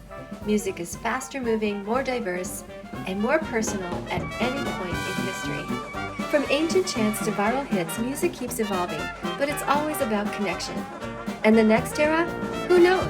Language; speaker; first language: English; native; English